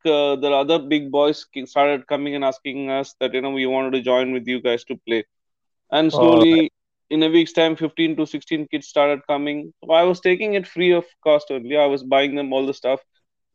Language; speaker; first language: English; non-native, local second language; Tamil